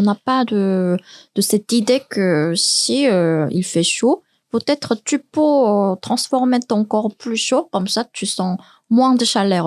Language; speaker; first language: French; non-native, learner; Korean